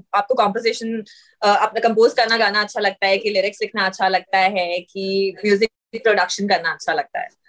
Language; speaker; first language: Hindi; native; Hindi